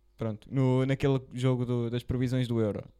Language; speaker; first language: Portuguese; native; Portuguese